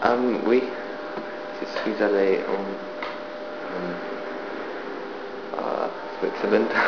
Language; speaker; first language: French; non-native, learner; English